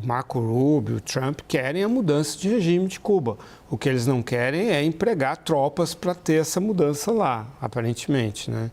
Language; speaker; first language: Portuguese; native; Portuguese